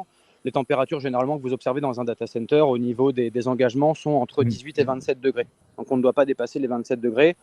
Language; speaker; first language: French; native; French